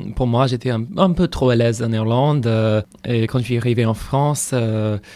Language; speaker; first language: French; non-native, fluent; English